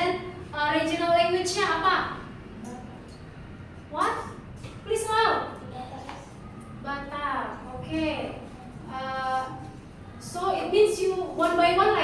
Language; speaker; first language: English; non-native, learner; Indonesian